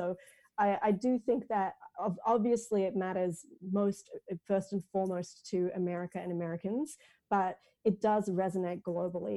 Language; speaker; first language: English; native; English